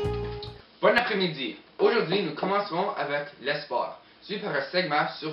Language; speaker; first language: French; non-native, local second language; English